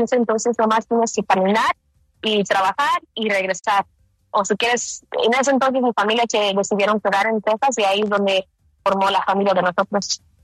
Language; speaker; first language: Spanish; early bilingual, heritage; Spanish